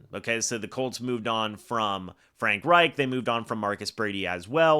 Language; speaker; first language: English; native; English